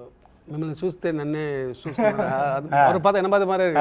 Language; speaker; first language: Telugu; non-native, learner; Tamil